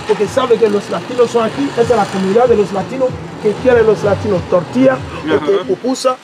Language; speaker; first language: Spanish; non-native, learner; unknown